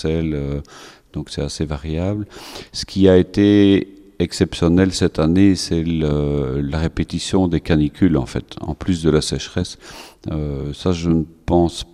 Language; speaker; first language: French; native; French